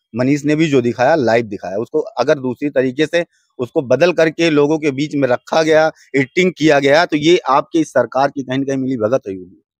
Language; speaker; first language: Hindi; native; Hindi